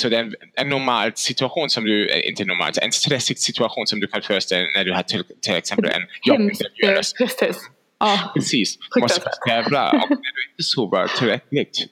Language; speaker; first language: Swedish; non-native, fluent; German